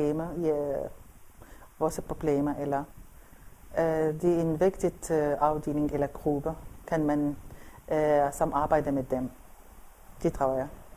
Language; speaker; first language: Danish; non-native, learner; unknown